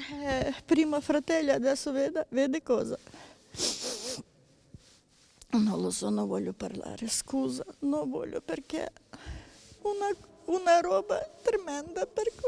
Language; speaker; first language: Italian; non-native, learner; Ukrainian